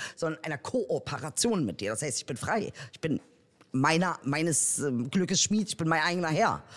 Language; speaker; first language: German; native; German